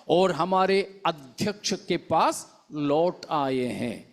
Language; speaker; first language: Hindi; non-native, local second language; Malayalam